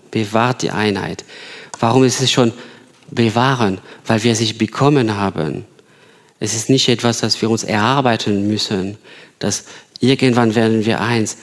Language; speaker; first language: German; non-native, fluent; French